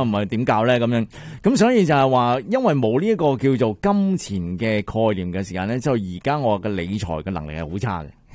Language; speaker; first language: Cantonese; native; Cantonese